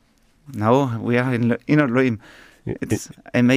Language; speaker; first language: English; non-native, learner; French